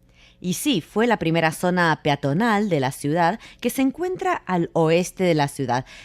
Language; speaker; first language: Spanish; non-native, fluent; Chinese